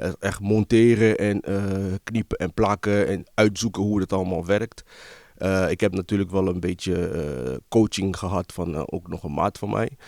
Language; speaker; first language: Dutch; early bilingual, other home language; Lingala